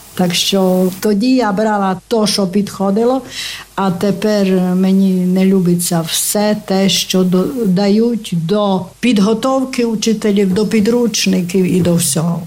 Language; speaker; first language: Ukrainian; native; Ukrainian